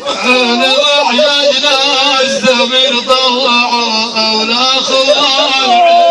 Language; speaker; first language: Arabic; native; Arabic